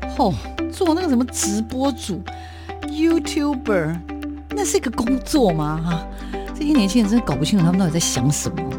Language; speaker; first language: Chinese; native; Chinese